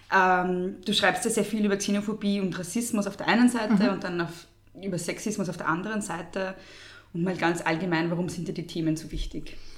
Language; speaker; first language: German; native; German